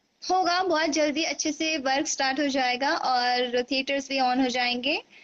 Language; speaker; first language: Hindi; native; Hindi